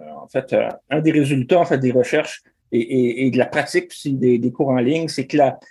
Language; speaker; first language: French; native; French